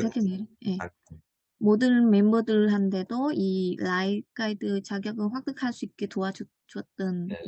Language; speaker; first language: Korean; non-native, fluent; Vietnamese